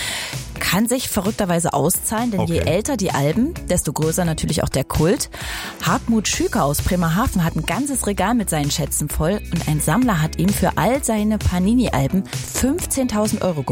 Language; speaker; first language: German; native; German